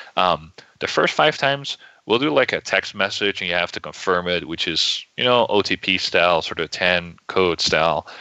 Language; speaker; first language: English; non-native, fluent; Dutch